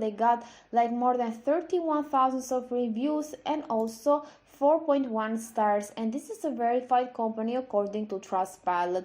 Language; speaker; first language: English; non-native, fluent; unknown